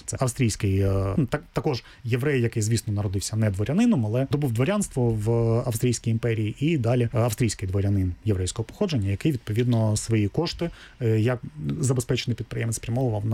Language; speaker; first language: Ukrainian; native; Ukrainian